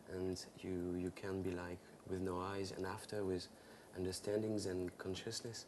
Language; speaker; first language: English; non-native, learner; French